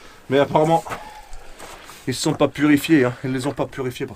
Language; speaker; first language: French; native; French